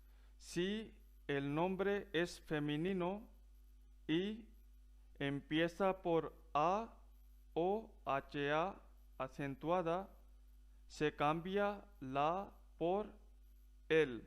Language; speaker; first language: Spanish; non-native, fluent; Punjabi